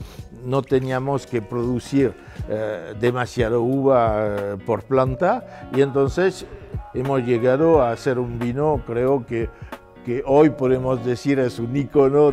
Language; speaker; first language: Spanish; non-native, fluent; French